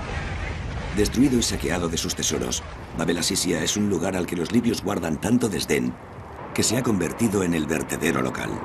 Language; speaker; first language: Spanish; native; Spanish